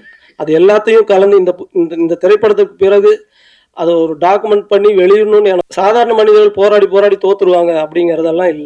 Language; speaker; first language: Tamil; native; Tamil